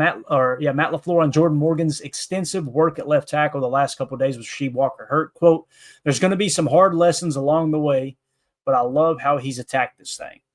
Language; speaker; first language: English; native; English